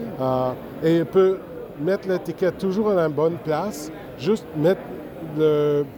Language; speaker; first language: French; non-native, local second language; English